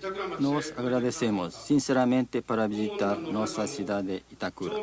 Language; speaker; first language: Portuguese; non-native, learner; Japanese